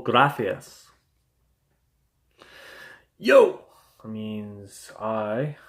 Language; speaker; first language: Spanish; non-native, learner; English